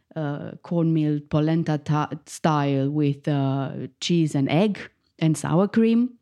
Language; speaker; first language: English; non-native, fluent; Romanian